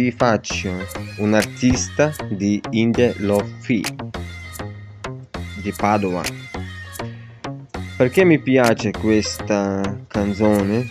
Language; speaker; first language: Italian; non-native, learner; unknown